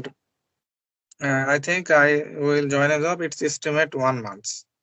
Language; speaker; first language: English; non-native, learner; Bangla